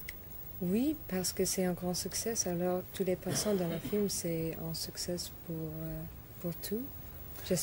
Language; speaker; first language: French; non-native, learner; English